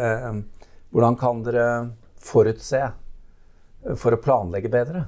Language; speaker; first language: Norwegian; native; Norwegian